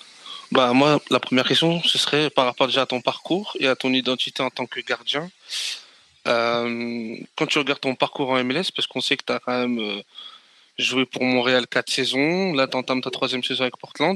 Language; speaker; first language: French; native; French